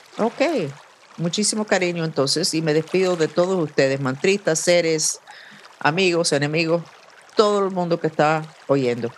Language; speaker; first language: Spanish; non-native, fluent; English